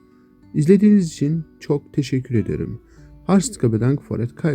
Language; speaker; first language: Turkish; non-native, local second language; Kurdish